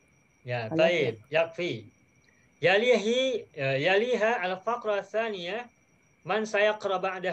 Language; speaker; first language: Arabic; non-native, fluent; Indonesian